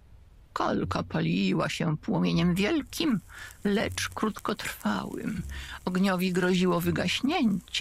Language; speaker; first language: Polish; native; Polish